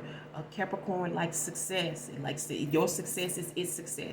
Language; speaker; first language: English; native; English